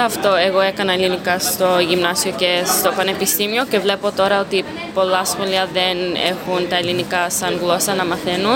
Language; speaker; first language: Greek; early bilingual, heritage; Greek